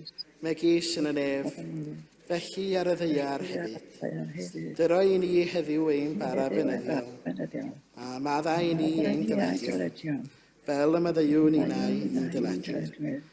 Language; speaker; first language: Welsh; native; Welsh